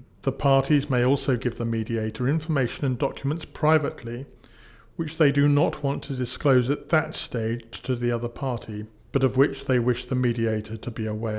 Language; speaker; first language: English; native; English